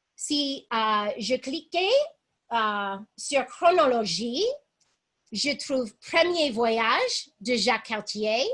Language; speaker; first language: French; non-native, fluent; English